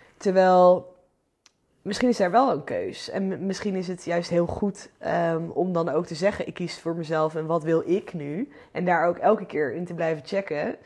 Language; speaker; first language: Dutch; native; Dutch